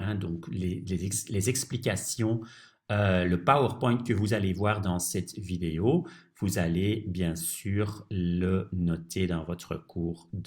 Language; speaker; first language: French; non-native, fluent; Dutch